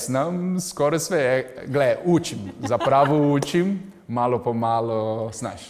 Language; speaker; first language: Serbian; non-native, learner; Portuguese